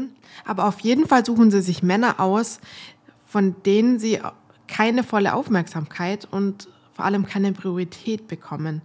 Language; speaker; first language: German; native; German